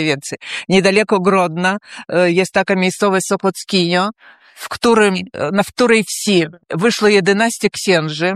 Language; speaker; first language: Polish; early bilingual, heritage; Polish